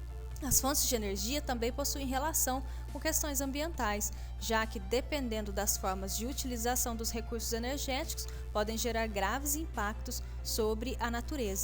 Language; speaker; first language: Portuguese; native; Portuguese